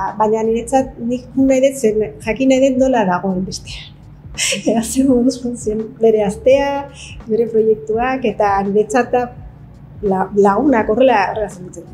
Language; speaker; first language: Basque; non-native, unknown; Spanish